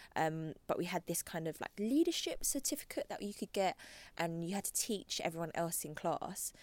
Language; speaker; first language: English; native; English